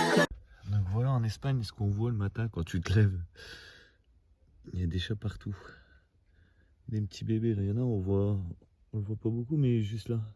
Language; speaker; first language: French; native; French